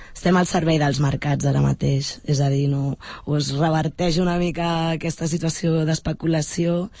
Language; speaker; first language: Catalan; native; Catalan